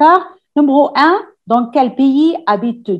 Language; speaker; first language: French; non-native, fluent; Arabic